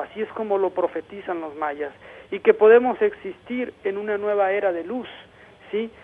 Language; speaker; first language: Spanish; native; Spanish